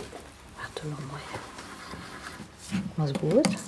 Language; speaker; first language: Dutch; non-native, fluent; Arabic